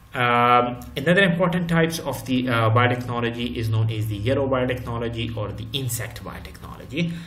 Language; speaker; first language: English; non-native, local second language; Urdu